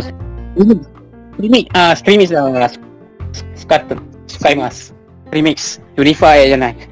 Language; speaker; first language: Japanese; non-native, learner; Malay